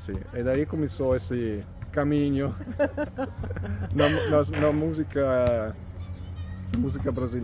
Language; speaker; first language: Portuguese; non-native, fluent; Italian